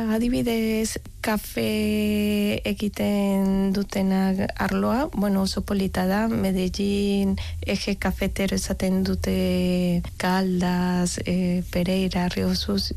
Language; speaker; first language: Basque; non-native, learner; Spanish